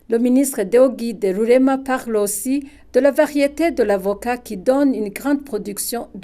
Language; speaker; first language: French; non-native, local second language; Rundi